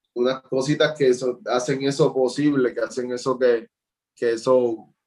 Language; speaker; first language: Spanish; native; Spanish